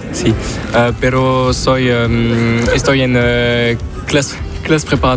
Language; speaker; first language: Spanish; non-native, learner; French